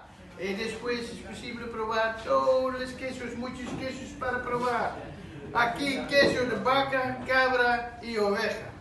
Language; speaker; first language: Spanish; non-native, learner; Dutch